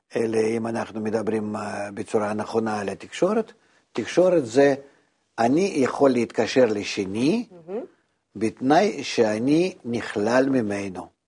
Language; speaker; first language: Hebrew; non-native, fluent; Russian